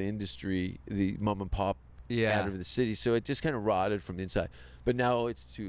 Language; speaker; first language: English; native; English